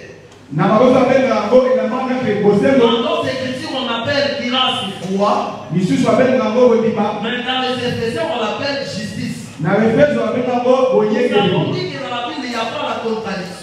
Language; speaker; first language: French; non-native, local second language; Lingala